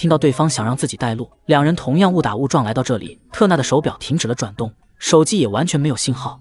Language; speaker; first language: Chinese; native; Chinese